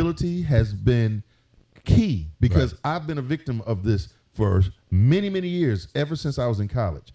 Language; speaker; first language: English; native; English